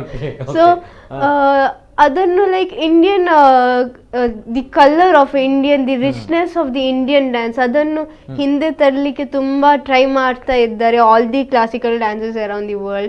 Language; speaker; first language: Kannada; non-native, local second language; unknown